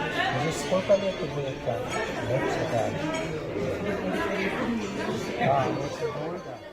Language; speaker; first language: Russian; non-native, learner; Korean